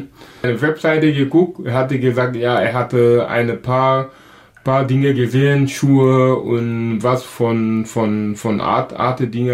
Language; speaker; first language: German; non-native, local second language; Wolof